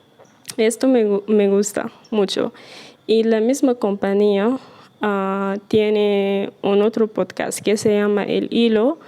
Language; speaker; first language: Spanish; non-native, learner; Arabic